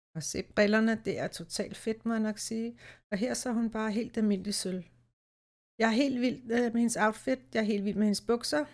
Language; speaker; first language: Danish; native; Danish